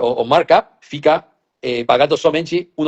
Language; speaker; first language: Portuguese; non-native, fluent; Spanish